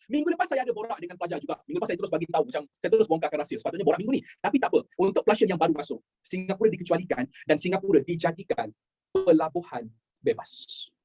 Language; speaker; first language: Malay; native; Malay